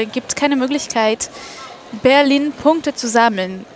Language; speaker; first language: German; non-native, fluent; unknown